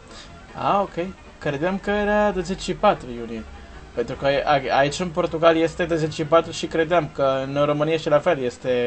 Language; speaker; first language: Romanian; non-native, learner; Portuguese